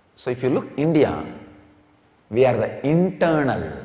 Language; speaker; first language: English; non-native, local second language; Tamil